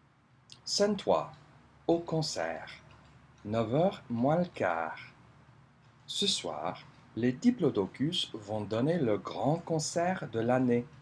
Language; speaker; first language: French; non-native, fluent; English